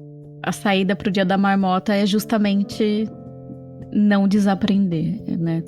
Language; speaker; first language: Portuguese; native; Portuguese